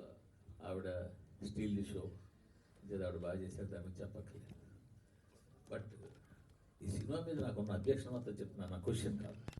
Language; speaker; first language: Telugu; native; Telugu